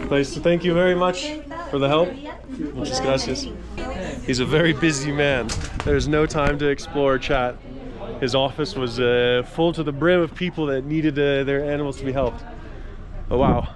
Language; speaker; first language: English; native; English